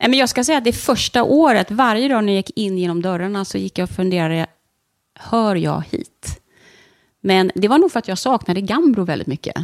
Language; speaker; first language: Swedish; native; Swedish